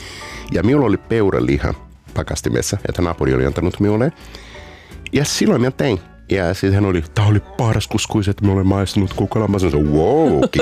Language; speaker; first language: Finnish; non-native, learner; Portuguese